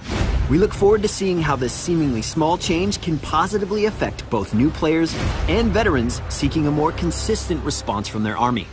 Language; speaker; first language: English; native; English